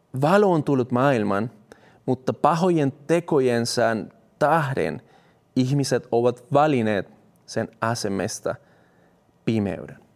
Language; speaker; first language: Finnish; non-native, fluent; Spanish